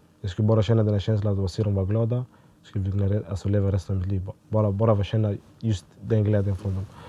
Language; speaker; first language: Swedish; early bilingual, other home language; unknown